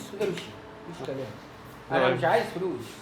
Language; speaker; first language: Arabic; native; Arabic